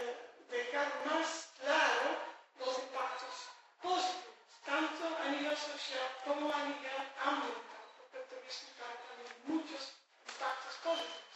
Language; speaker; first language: Spanish; non-native, fluent; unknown